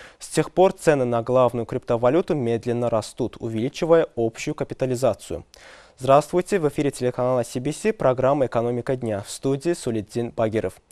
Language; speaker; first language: Russian; non-native, local second language; Azerbaijani